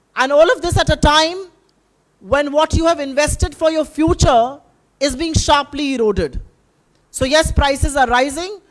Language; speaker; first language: English; non-native, local second language; Hindi